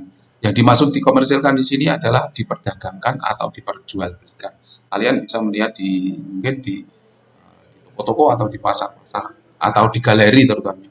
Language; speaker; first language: Indonesian; non-native, local second language; Javanese